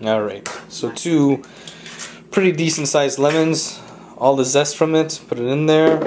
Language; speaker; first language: English; early bilingual, other home language; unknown